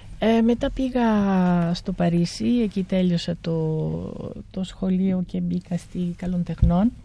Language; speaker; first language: Greek; early bilingual, heritage; Greek